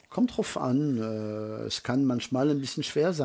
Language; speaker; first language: German; early bilingual, heritage; French